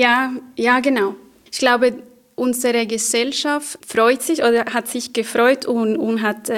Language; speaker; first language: German; non-native, fluent; Spanish